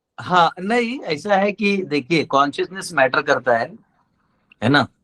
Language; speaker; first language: Hindi; non-native, local second language; Marathi